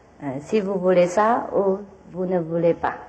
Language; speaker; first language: French; non-native, learner; Vietnamese